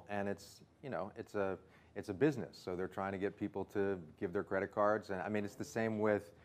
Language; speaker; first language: English; native; English